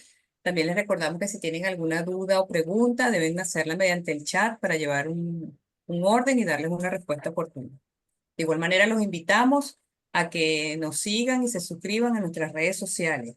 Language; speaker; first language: Spanish; native; Spanish